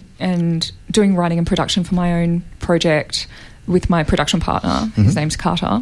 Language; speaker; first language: English; native; English